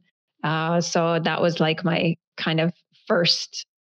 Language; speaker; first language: English; early bilingual, other home language; Hebrew